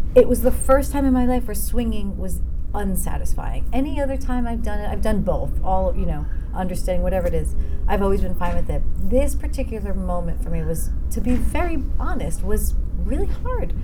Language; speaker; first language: English; native; English